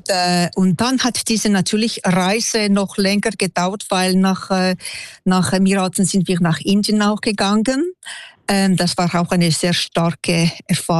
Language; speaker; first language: German; non-native, local second language; French